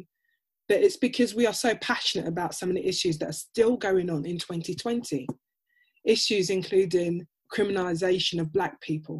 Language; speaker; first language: English; native; English